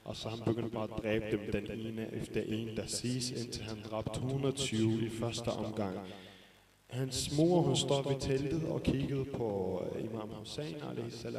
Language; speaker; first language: Danish; early bilingual, other home language; Arabic